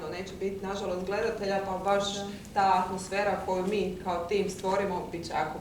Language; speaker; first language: Croatian; native; Croatian